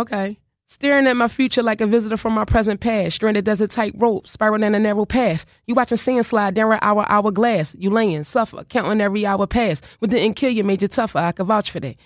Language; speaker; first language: English; native; English